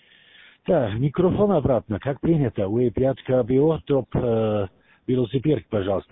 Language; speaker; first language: Russian; non-native, learner; German